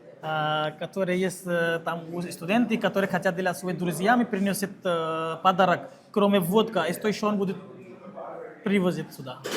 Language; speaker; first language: Russian; non-native, learner; Hindi